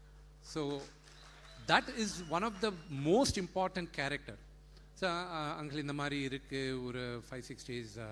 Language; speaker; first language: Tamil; non-native, fluent; Telugu